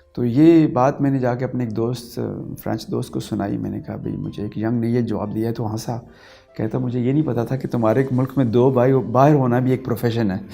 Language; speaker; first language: Urdu; non-native, local second language; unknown